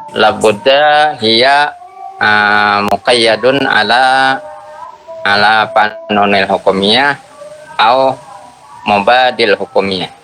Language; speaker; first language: Arabic; non-native, learner; Indonesian